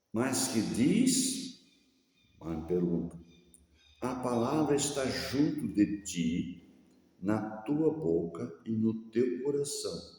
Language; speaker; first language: Portuguese; native; Portuguese